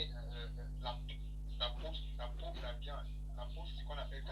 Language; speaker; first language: French; non-native, learner; English